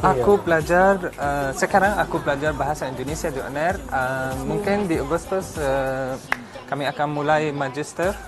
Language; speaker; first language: Indonesian; non-native, learner; Arabic